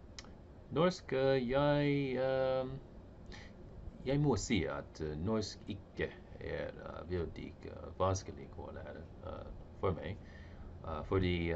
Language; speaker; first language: Norwegian; non-native, learner; English